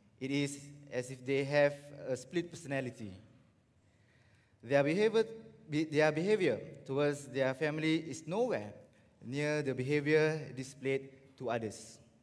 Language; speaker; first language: English; non-native, local second language; Malay